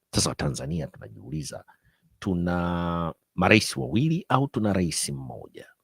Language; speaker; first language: Swahili; native; Swahili